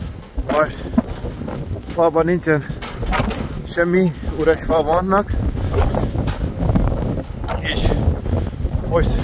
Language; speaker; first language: Hungarian; non-native, learner; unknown